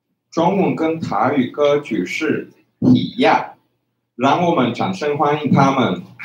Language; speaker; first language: Chinese; non-native, fluent; Spanish